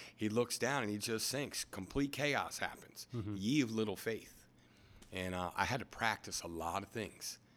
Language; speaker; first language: English; native; English